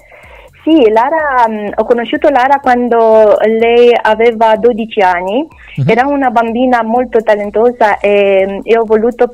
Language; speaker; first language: Italian; non-native, learner; Romanian